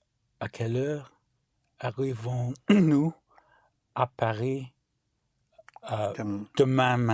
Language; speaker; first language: French; non-native, learner; English